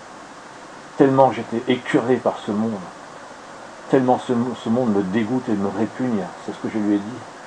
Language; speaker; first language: French; native; French